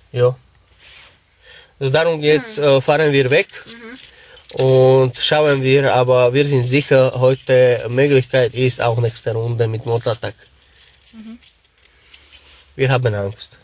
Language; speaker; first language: German; non-native, learner; Slovak